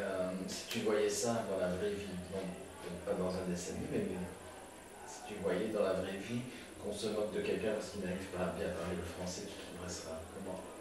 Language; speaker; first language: French; native; French